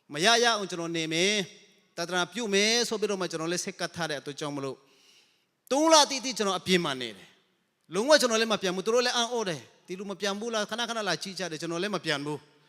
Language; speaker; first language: Burmese; non-native, local second language; Hakha Chin